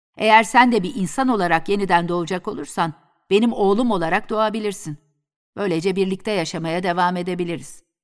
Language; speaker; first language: Turkish; native; Turkish